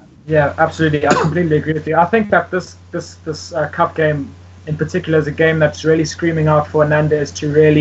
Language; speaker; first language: English; native; English